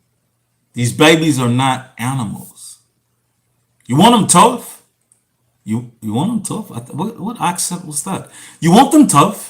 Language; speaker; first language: English; native; English